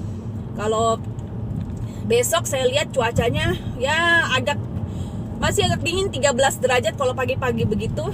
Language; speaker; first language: Indonesian; native; Indonesian